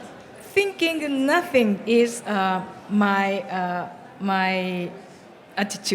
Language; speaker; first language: English; non-native, learner; Japanese